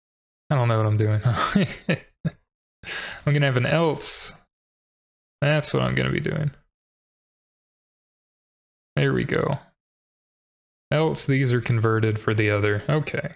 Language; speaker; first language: English; native; English